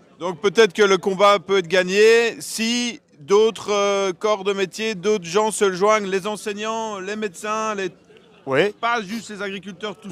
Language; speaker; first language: French; native; French